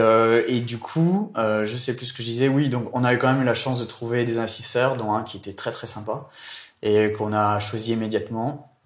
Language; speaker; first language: French; native; French